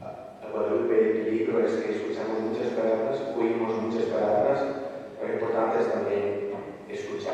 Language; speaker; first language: Spanish; non-native, fluent; Italian